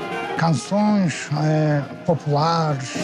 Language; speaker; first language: Portuguese; non-native, fluent; Turkish